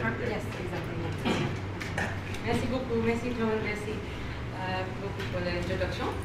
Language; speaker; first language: French; non-native, fluent; English